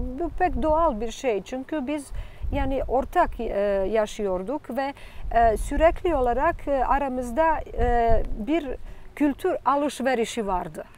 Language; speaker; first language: Turkish; non-native, fluent; Serbian